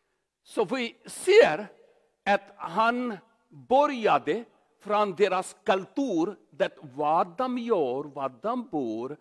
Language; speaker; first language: Swedish; non-native, learner; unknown